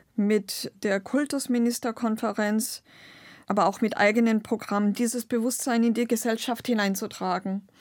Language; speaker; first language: German; non-native, local second language; Romany